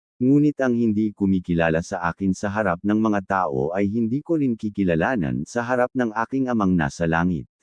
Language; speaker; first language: Filipino; non-native, local second language; Bikol